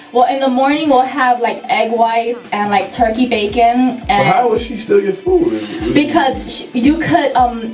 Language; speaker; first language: English; native; English